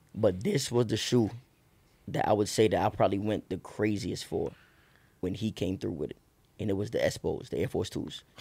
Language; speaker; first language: English; native; English